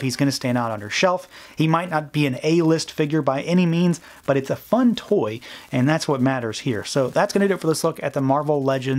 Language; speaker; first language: English; native; English